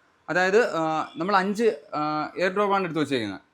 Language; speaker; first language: Malayalam; native; Malayalam